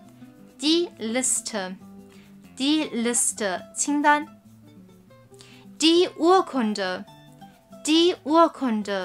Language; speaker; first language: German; non-native, fluent; Chinese